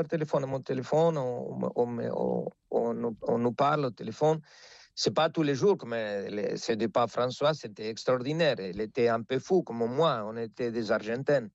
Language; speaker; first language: French; non-native, fluent; Spanish